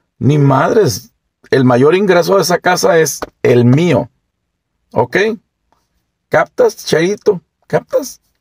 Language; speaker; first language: Spanish; native; Spanish